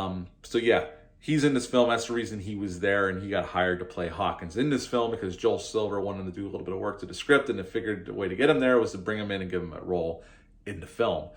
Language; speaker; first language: English; native; English